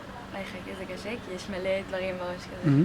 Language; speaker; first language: Hebrew; early bilingual, heritage; French